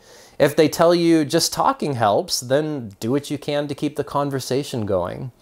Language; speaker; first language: English; native; English